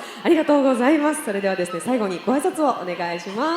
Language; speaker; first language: Japanese; native; Japanese